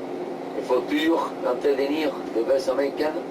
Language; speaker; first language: French; non-native, fluent; Spanish